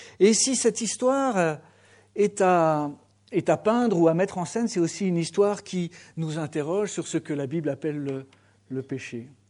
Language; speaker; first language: French; native; French